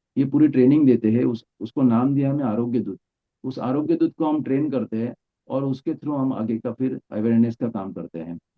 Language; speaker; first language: Hindi; non-native, local second language; Marathi